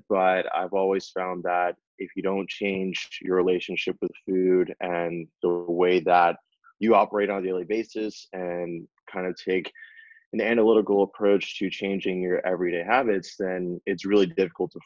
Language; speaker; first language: English; native; English